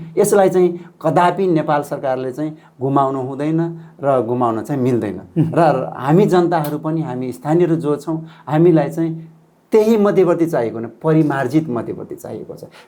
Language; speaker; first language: Nepali; non-native, local second language; Rana Tharu